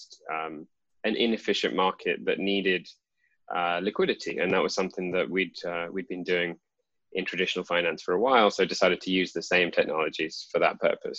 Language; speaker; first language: English; native; English